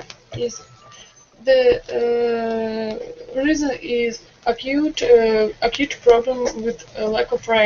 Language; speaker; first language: English; non-native, learner; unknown